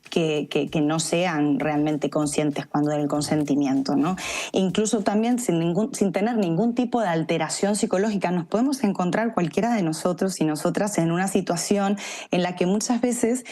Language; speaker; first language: Spanish; native; Spanish